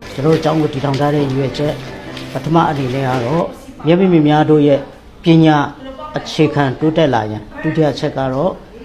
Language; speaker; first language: Burmese; non-native, local second language; Kachin